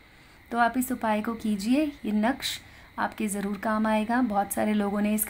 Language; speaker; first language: Hindi; native; Hindi